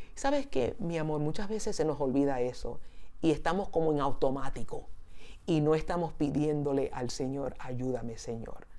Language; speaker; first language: Spanish; early bilingual, heritage; Spanish